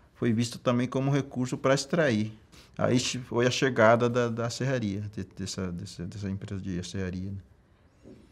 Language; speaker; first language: Portuguese; native; Portuguese